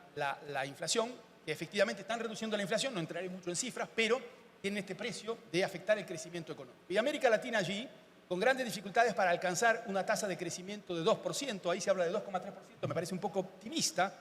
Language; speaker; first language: Spanish; native; Spanish